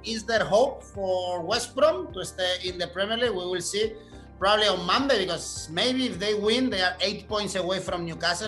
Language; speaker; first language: English; non-native, fluent; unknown